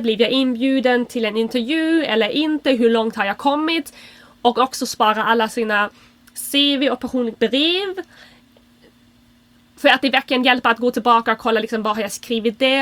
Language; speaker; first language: Swedish; non-native, fluent; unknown